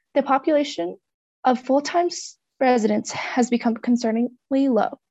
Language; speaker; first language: English; native; English